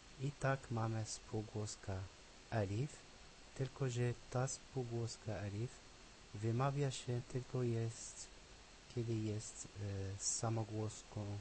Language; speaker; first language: Polish; non-native, learner; Arabic